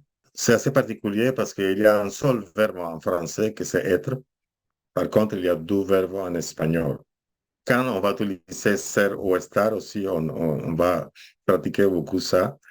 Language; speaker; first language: French; non-native, fluent; Spanish